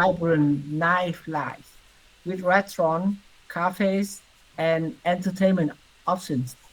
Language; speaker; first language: English; non-native, learner; Vietnamese